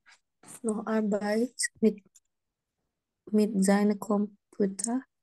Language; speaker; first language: German; non-native, learner; Indonesian